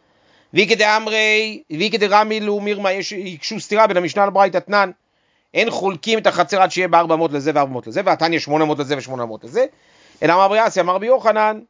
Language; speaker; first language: Hebrew; native; Hebrew